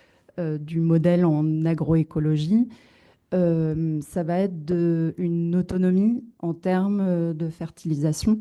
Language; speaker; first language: French; native; French